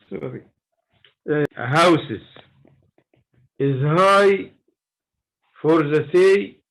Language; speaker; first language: English; non-native, learner; Arabic